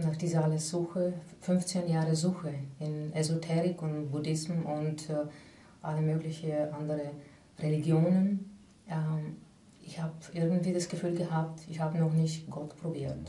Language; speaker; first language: German; non-native, fluent; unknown